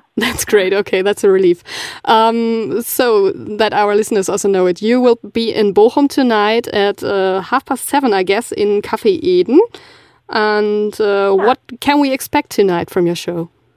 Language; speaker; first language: English; non-native, fluent; German